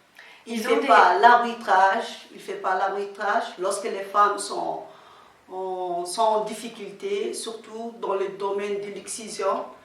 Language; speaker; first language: French; non-native, local second language; Somali